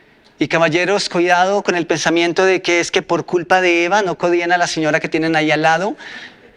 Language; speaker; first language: Spanish; native; Spanish